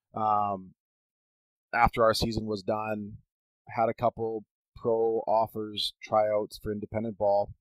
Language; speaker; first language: English; native; English